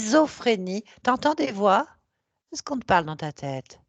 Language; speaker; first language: French; native; French